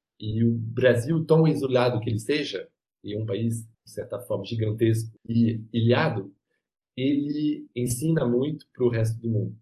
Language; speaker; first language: Portuguese; non-native, fluent; French